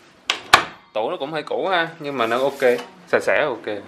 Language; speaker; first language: Vietnamese; early bilingual, heritage; Vietnamese